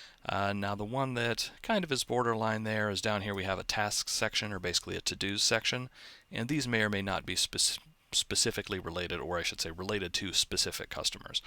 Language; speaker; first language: English; native; English